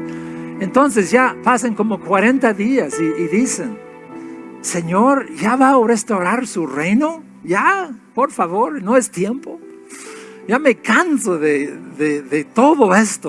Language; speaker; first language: Spanish; non-native, fluent; English